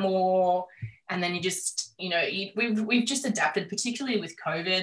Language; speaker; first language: English; native; English